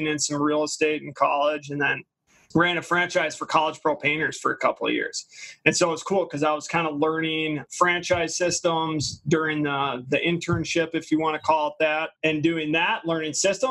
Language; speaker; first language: English; native; English